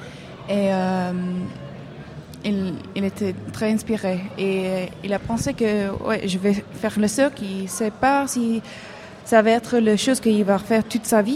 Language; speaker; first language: French; non-native, fluent; Hebrew